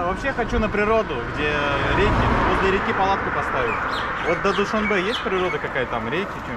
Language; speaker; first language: Russian; native; Russian